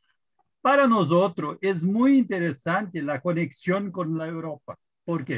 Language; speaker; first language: Spanish; non-native, fluent; Portuguese